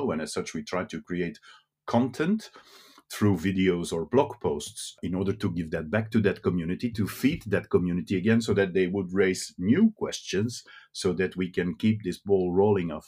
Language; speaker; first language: English; non-native, fluent; Dutch